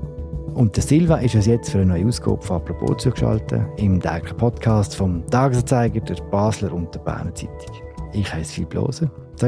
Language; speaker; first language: German; native; German